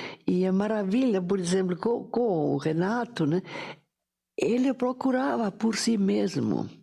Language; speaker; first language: Portuguese; non-native, fluent; German